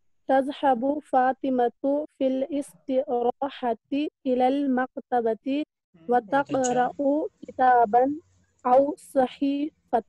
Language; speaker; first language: Arabic; non-native, learner; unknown